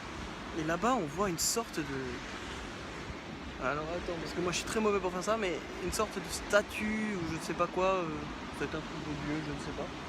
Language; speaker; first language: French; native; French